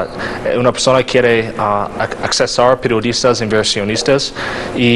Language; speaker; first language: Spanish; non-native, learner; English